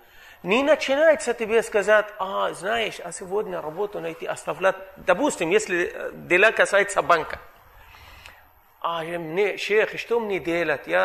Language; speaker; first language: Russian; non-native, fluent; Arabic